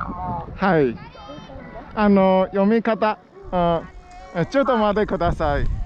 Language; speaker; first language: Japanese; non-native, learner; Chinese